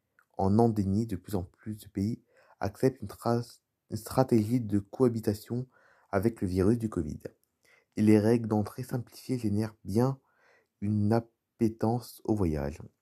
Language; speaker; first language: French; native; French